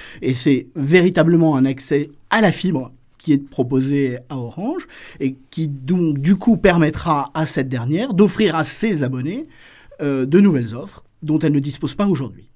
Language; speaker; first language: French; native; French